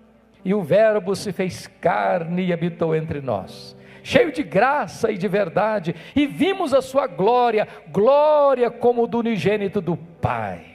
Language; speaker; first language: Portuguese; native; Portuguese